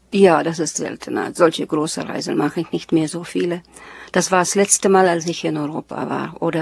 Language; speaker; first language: German; early bilingual, heritage; German